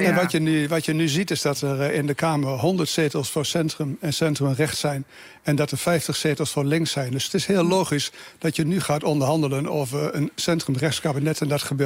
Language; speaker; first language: Dutch; native; Dutch